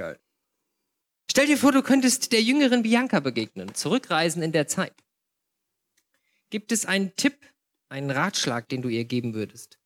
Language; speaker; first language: German; native; German